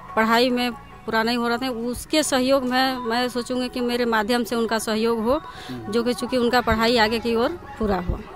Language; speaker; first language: Hindi; non-native, local second language; Bhojpuri